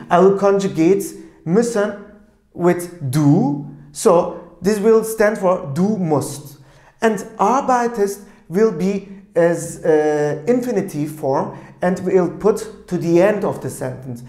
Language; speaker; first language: English; non-native, fluent; Turkish